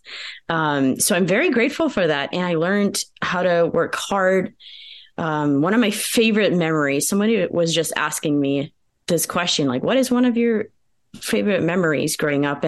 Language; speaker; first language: English; early bilingual, other home language; Pennsylvania German